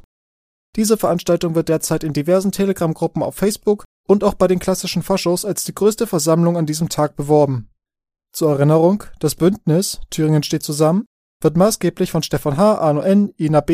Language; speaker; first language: German; native; German